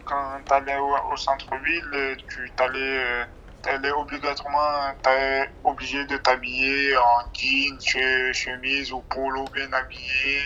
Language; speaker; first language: French; native; French